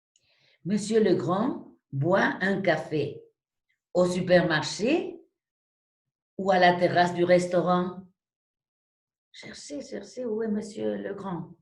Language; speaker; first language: French; non-native, fluent; Spanish